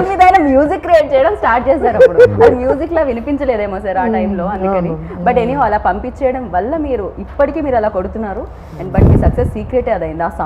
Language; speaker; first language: Telugu; native; Telugu